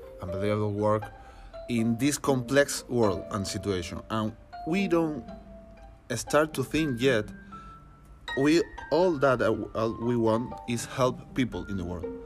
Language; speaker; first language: English; non-native, learner; Spanish